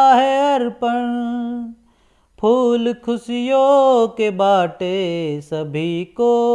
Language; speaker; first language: Hindi; non-native, local second language; Gujarati